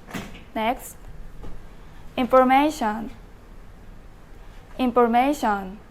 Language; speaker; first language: English; non-native, learner; Indonesian